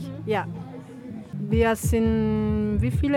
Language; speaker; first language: German; non-native, learner; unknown